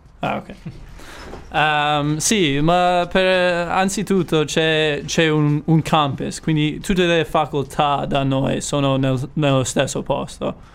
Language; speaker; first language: Italian; non-native, fluent; English